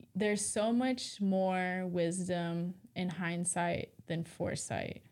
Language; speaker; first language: English; native; English